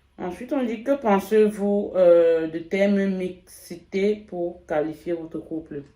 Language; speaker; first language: French; native; French